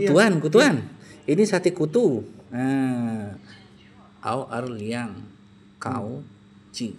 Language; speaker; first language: Indonesian; native; Indonesian